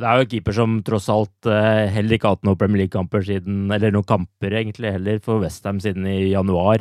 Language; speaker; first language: Norwegian; native; Norwegian